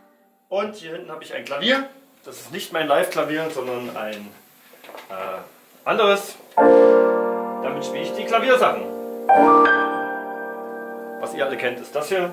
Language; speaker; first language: German; native; German